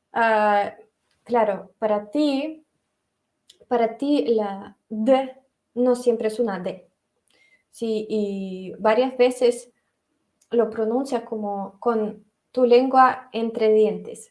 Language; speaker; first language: Spanish; non-native, fluent; Russian